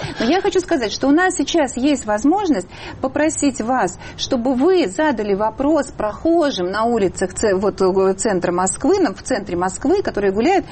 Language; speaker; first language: Russian; native; Russian